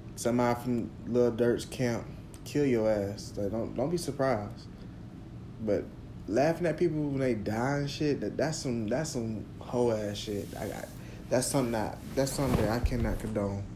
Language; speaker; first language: English; native; English